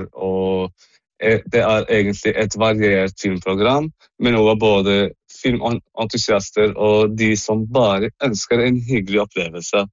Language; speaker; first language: Norwegian; non-native, fluent; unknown